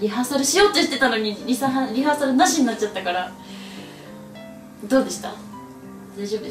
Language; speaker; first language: Japanese; native; Japanese